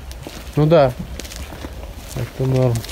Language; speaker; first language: Russian; native; Russian